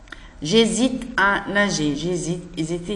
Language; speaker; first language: French; non-native, fluent; Arabic